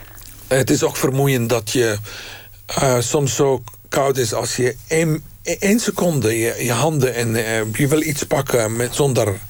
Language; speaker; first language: Dutch; non-native, fluent; Arabic